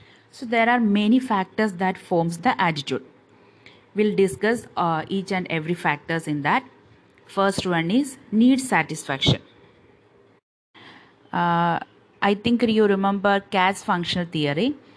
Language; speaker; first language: English; non-native, local second language; Malayalam